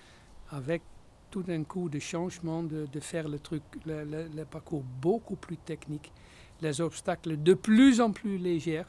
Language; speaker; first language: French; non-native, fluent; Dutch